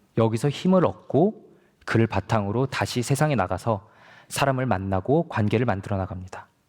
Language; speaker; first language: Korean; native; Korean